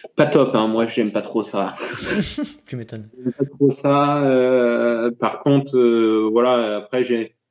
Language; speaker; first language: French; native; French